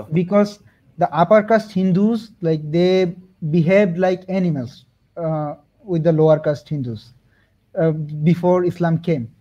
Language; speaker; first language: English; non-native, local second language; Bangla